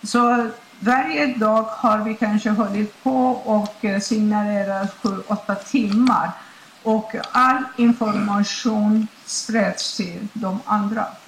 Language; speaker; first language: Swedish; non-native, fluent; Persian